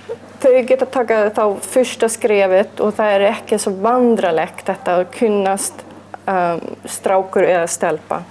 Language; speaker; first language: Icelandic; non-native, learner; Swedish